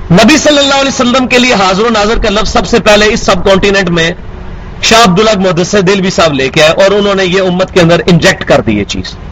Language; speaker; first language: Urdu; non-native, local second language; Punjabi